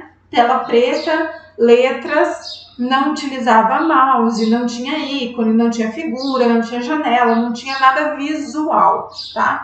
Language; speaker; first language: Portuguese; native; Portuguese